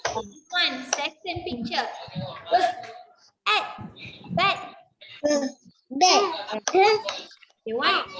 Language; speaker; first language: English; non-native, local second language; Malay